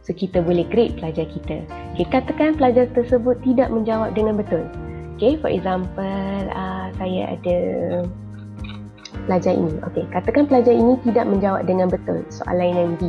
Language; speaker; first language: Malay; native; Malay